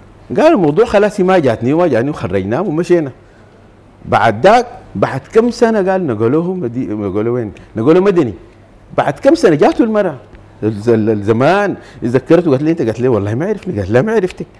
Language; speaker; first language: Arabic; native; Arabic